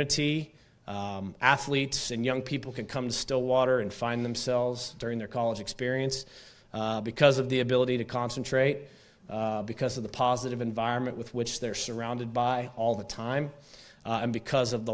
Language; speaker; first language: English; native; English